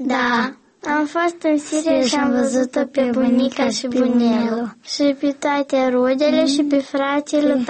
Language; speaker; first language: Romanian; early bilingual, other home language; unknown